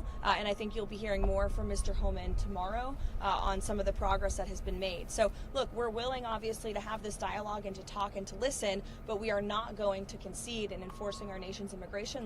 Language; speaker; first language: English; native; English